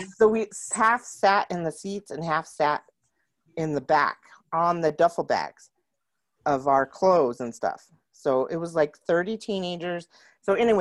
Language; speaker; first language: English; native; English